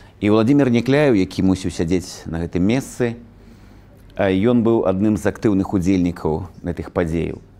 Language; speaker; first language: Belarusian; native; Belarusian